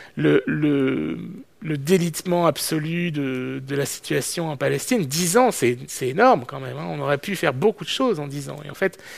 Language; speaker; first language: French; native; French